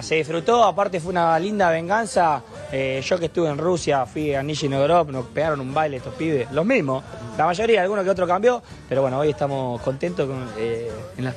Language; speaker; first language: Spanish; native; Spanish